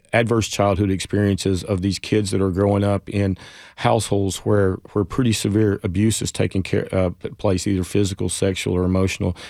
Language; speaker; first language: English; native; English